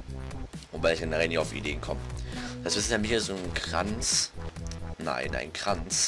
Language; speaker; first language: German; native; German